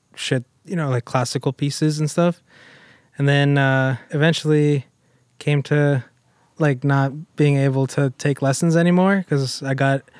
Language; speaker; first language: English; early bilingual, other home language; German